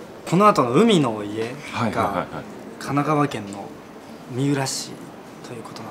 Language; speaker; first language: Japanese; native; Japanese